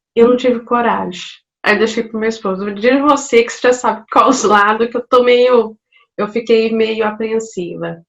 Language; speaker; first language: Portuguese; native; Portuguese